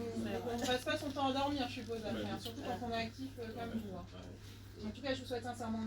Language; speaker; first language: French; native; French